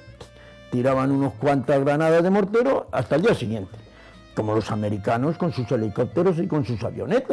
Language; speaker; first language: Spanish; native; Spanish